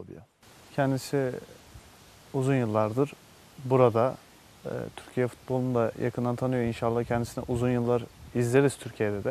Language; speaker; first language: Turkish; native; Turkish